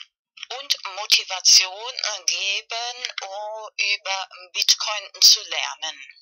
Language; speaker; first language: German; non-native, fluent; Spanish